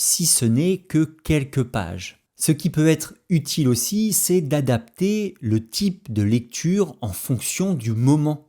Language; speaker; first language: French; native; French